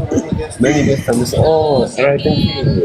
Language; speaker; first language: English; non-native, learner; Korean